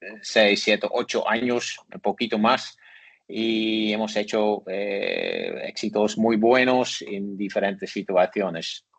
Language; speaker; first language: Spanish; non-native, learner; Dutch